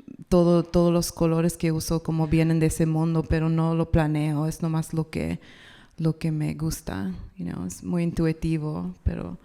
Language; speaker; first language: Spanish; non-native, learner; English